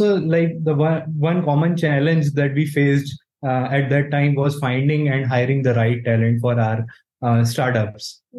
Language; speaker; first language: English; non-native, local second language; Hindi